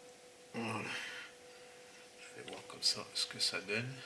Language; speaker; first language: French; native; French